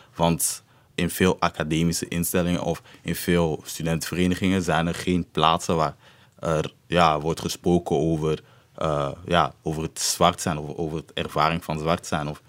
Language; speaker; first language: Dutch; early bilingual, other home language; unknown